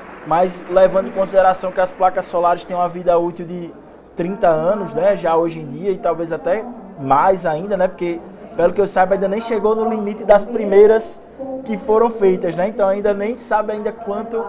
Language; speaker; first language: Portuguese; native; Portuguese